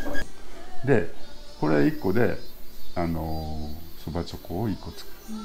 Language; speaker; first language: Japanese; native; Japanese